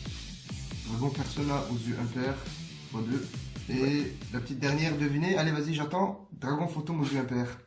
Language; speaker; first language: French; native; French